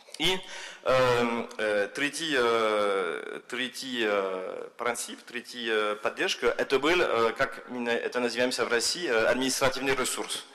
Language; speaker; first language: Russian; non-native, fluent; French